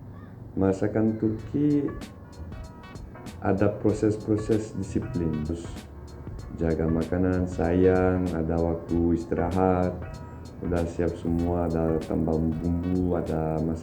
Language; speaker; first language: Indonesian; non-native, fluent; Turkish